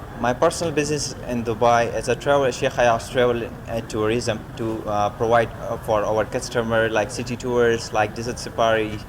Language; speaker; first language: English; non-native, learner; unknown